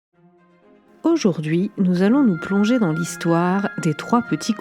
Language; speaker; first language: French; native; French